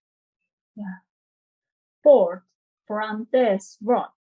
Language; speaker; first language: English; non-native, learner; Chinese